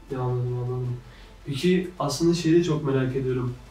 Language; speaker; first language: Turkish; early bilingual, heritage; Turkish